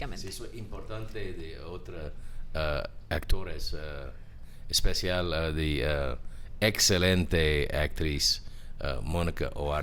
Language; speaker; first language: Spanish; non-native, learner; English